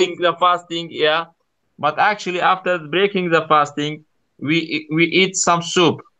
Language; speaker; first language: English; non-native, learner; Kurdish